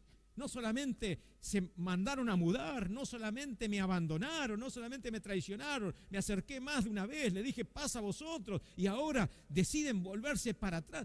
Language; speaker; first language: Spanish; native; Spanish